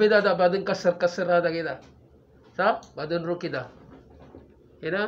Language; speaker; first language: Arabic; non-native, learner; Filipino